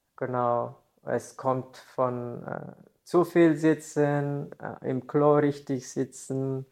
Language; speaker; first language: German; non-native, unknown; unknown